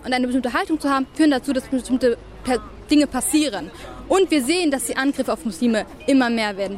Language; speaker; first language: German; native; German